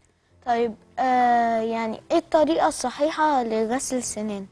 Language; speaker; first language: Arabic; native; Arabic